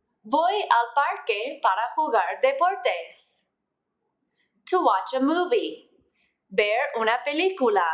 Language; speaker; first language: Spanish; non-native, fluent; English